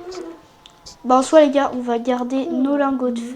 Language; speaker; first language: French; native; French